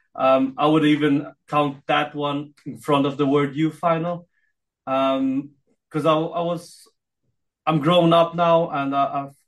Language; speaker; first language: English; non-native, fluent; Filipino